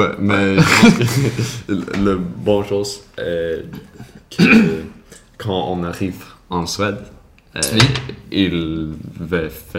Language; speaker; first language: French; non-native, learner; Swedish